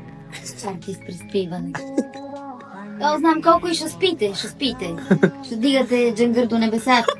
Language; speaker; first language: Bulgarian; native; Bulgarian